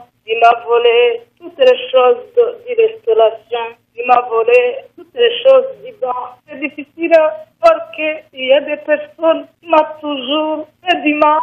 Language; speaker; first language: French; non-native, learner; Rundi